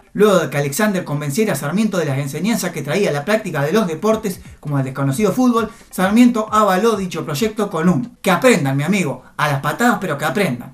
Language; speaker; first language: Spanish; native; Spanish